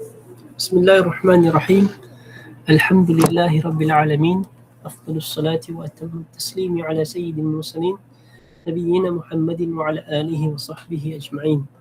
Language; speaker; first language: Arabic; non-native, fluent; Filipino